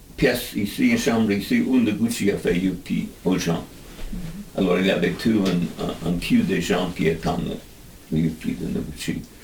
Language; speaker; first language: French; non-native, fluent; English